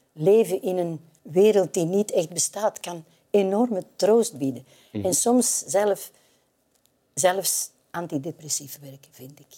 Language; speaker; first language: Dutch; native; Dutch